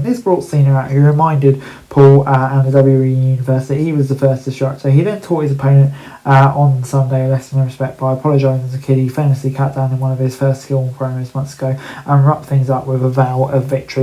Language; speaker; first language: English; native; English